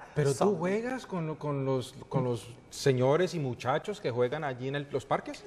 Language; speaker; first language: Spanish; native; Spanish